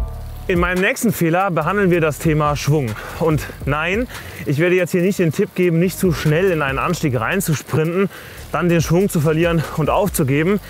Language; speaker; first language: German; native; German